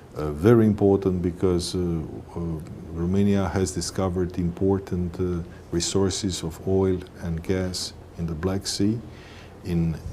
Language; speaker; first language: English; non-native, fluent; Romanian